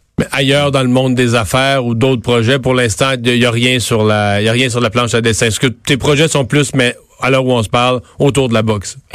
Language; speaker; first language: French; native; French